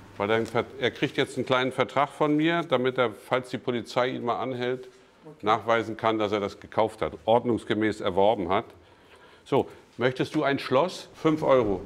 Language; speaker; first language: German; native; German